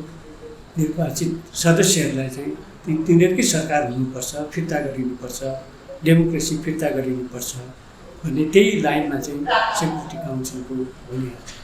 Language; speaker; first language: Nepali; native; Nepali